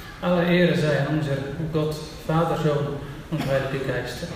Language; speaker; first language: German; non-native, learner; Dutch